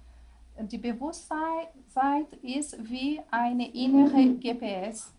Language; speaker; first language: German; non-native, learner; Portuguese